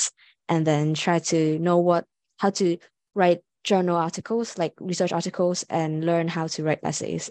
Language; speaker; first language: English; non-native, local second language; Cantonese